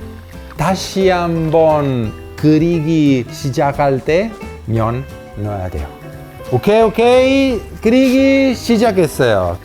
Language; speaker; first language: Korean; non-native, fluent; Italian